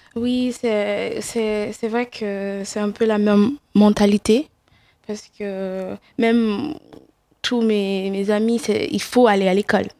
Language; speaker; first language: French; non-native, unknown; English